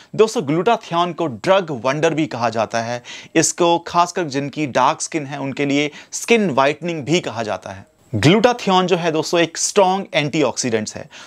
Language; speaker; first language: Hindi; native; Hindi